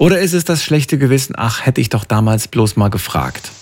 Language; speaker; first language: German; native; German